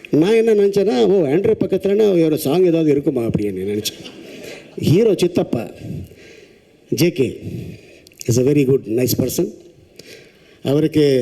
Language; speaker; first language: Tamil; non-native, local second language; Telugu